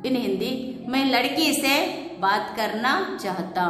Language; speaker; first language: Hindi; non-native, local second language; Telugu